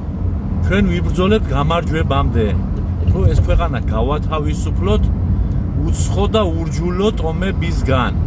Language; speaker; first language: Georgian; native; Georgian